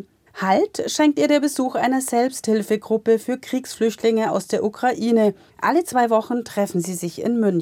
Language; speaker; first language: German; native; German